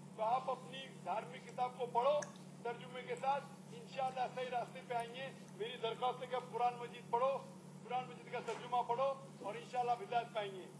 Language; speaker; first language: Hindi; non-native, local second language; Konkani